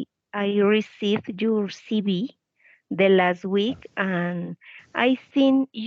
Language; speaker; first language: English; non-native, learner; Spanish